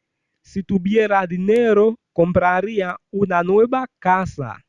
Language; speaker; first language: Spanish; non-native, fluent; Haitian Creole